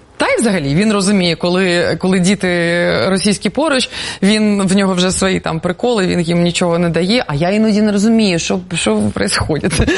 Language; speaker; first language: Ukrainian; non-native, local second language; Russian